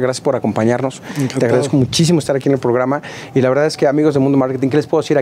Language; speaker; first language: Spanish; native; Spanish